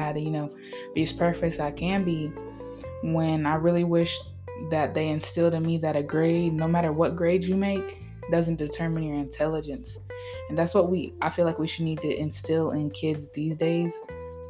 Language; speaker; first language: English; native; English